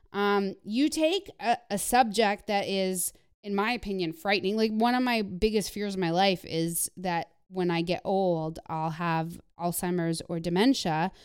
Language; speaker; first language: English; non-native, fluent; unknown